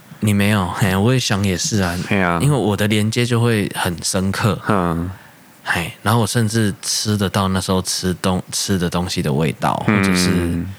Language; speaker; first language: Chinese; native; Chinese